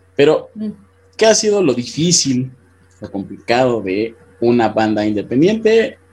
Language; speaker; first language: Spanish; native; Spanish